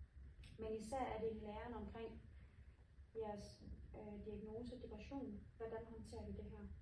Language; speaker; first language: Danish; native; Danish